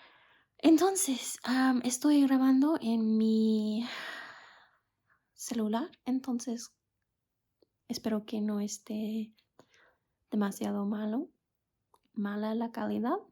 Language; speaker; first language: Spanish; non-native, fluent; English